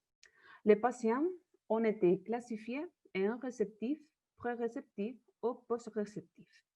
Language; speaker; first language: French; non-native, learner; Spanish